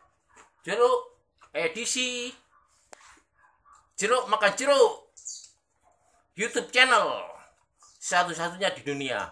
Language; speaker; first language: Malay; non-native, local second language; Javanese